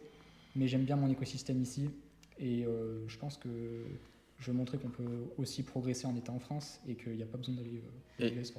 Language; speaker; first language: French; native; French